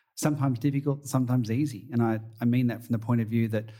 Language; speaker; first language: English; native; English